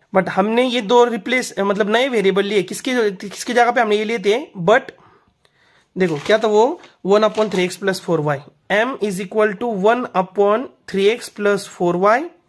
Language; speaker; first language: Hindi; non-native, local second language; Marathi